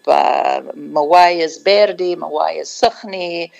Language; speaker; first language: Arabic; early bilingual, heritage; Arabic